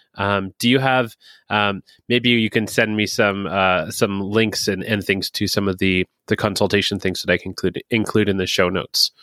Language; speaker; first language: English; native; English